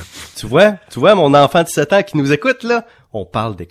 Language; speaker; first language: French; native; French